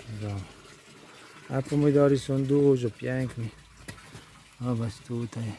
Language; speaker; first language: Polish; non-native, learner; Italian